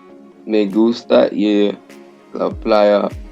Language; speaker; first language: Spanish; non-native, learner; English